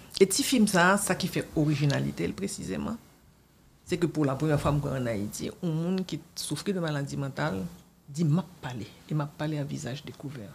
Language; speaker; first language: French; non-native, local second language; Haitian Creole